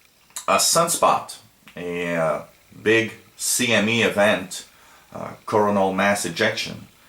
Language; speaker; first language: English; non-native, local second language; French